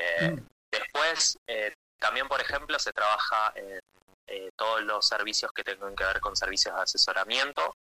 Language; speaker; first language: Spanish; native; Spanish